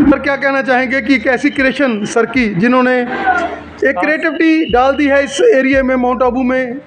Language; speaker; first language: Hindi; non-native, local second language; Punjabi